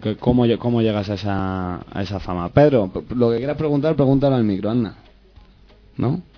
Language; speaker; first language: Spanish; native; Spanish